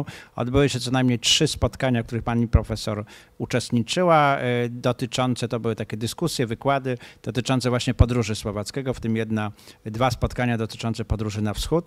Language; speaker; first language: Polish; native; Polish